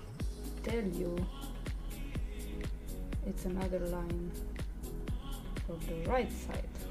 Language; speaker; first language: English; non-native, learner; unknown